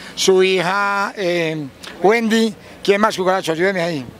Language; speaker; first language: Spanish; native; Spanish